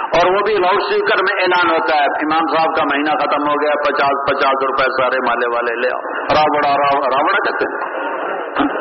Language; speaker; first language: Urdu; non-native, local second language; Punjabi